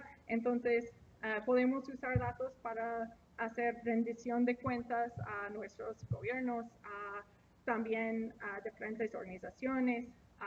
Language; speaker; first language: Spanish; non-native, fluent; English